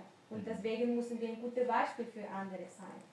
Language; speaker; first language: German; non-native, learner; Spanish